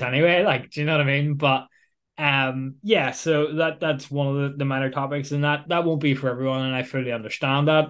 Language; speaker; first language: English; native; English